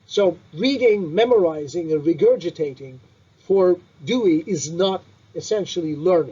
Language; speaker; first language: English; non-native, fluent; Turkish